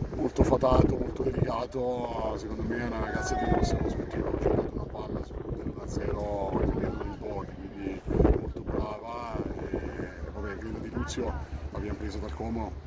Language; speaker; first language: Italian; native; Italian